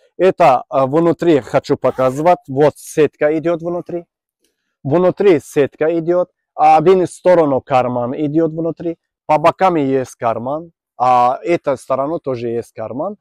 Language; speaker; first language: Russian; non-native, learner; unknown